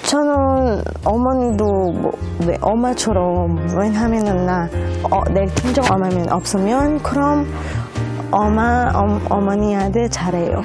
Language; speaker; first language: Korean; non-native, learner; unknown